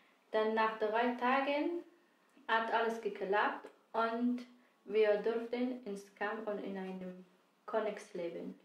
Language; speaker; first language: German; non-native, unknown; Persian